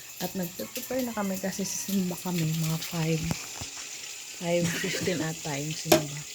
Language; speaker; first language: Filipino; non-native, local second language; Cebuano